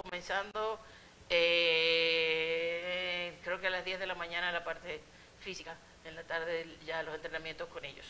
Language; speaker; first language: Spanish; native; Spanish